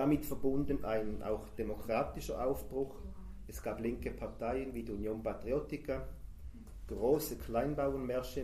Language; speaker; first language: German; native; German